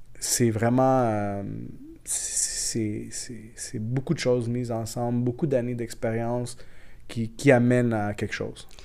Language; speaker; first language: French; early bilingual, other home language; Portuguese